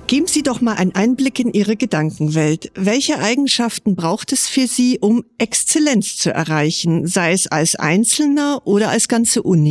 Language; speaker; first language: German; native; German